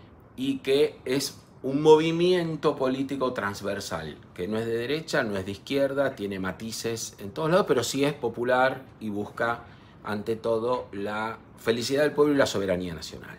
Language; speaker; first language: Spanish; native; Spanish